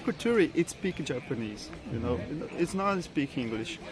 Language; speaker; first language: English; non-native, learner; Portuguese